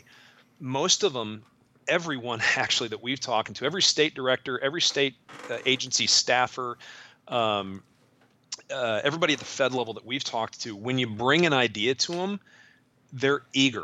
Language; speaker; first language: English; native; English